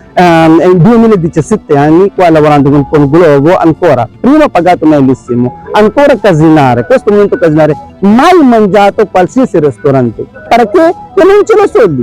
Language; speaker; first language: Italian; non-native, learner; Urdu